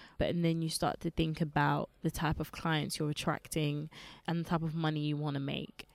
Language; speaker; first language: English; early bilingual, other home language; Lingala